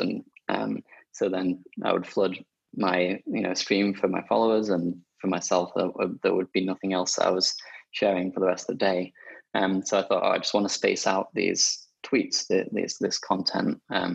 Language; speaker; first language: English; native; English